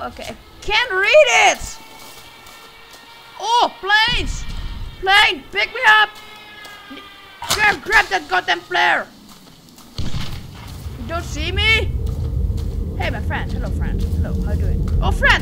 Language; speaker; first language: English; non-native, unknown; Dutch